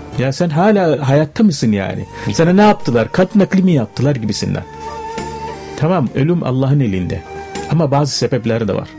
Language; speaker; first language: Turkish; non-native, fluent; Arabic